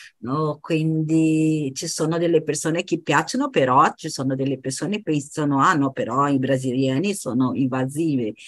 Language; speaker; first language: Italian; non-native, fluent; Portuguese